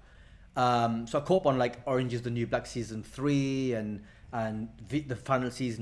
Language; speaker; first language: English; native; English